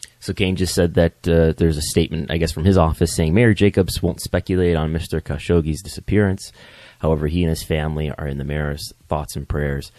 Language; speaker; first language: English; native; English